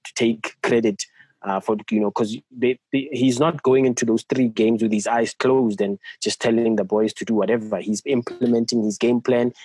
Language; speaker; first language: English; non-native, local second language; Southern Sotho